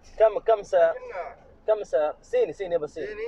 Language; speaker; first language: Arabic; non-native, learner; Urdu